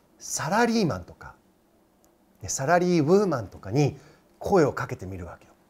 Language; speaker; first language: Japanese; non-native, fluent; English